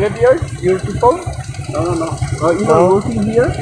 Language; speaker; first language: English; non-native, learner; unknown